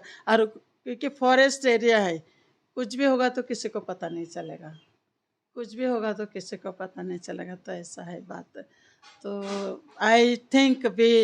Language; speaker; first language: Hindi; non-native, local second language; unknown